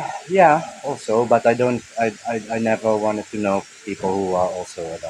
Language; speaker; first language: English; early bilingual, heritage; Dutch